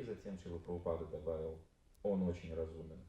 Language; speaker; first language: Russian; native; Russian